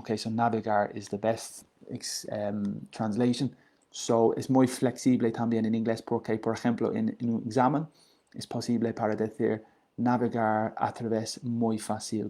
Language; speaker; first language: Spanish; non-native, learner; English